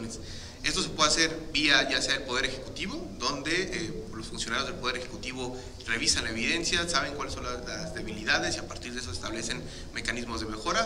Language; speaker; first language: Spanish; native; Spanish